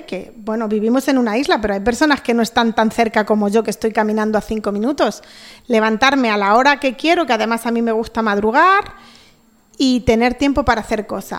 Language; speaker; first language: Spanish; native; Spanish